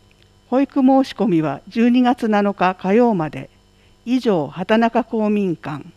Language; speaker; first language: Japanese; native; Japanese